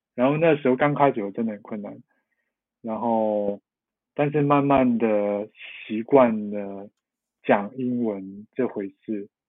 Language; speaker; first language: Chinese; non-native, local second language; Cantonese